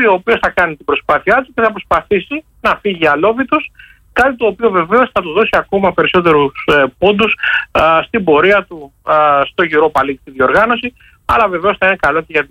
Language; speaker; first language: Greek; native; Greek